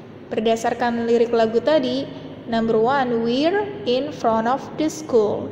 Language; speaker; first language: English; non-native, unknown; Indonesian